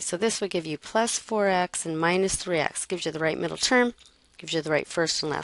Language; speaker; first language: English; native; English